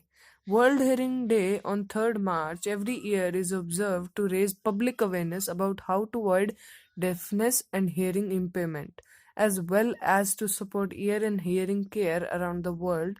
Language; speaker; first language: English; non-native, local second language; Hindi